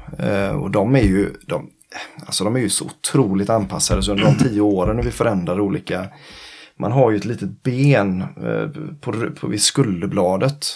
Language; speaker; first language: Swedish; native; Swedish